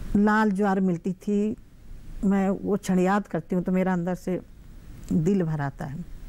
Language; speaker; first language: Hindi; native; Hindi